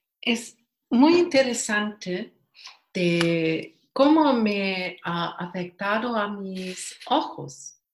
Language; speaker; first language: Spanish; non-native, learner; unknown